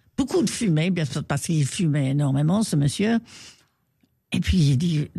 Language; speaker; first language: French; non-native, fluent; English